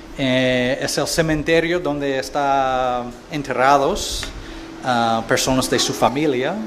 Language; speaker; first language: Spanish; non-native, fluent; English